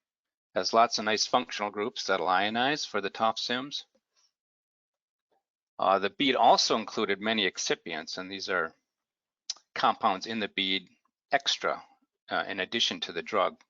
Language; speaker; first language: English; native; English